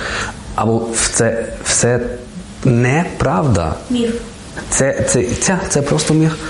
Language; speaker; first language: Ukrainian; non-native, learner; German